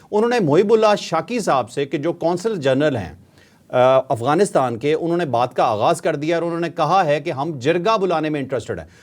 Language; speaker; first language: Urdu; native; Urdu